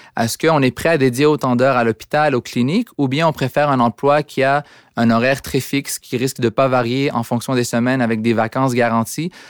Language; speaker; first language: French; early bilingual, other home language; Arabic